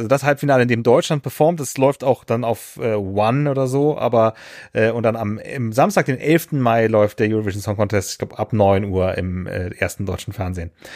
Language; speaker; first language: German; native; German